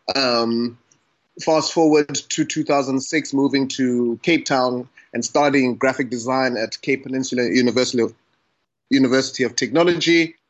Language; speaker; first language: English; non-native, local second language; Xhosa